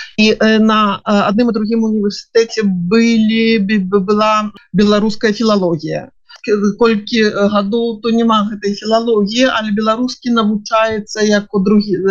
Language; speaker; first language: Belarusian; non-native, local second language; Russian